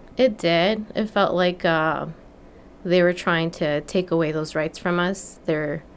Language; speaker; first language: English; non-native, fluent; Spanish